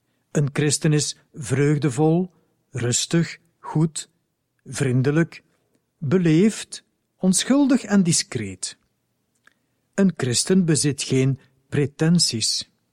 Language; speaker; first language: Dutch; native; Dutch